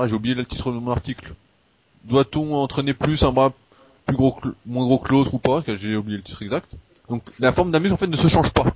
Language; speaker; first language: French; native; French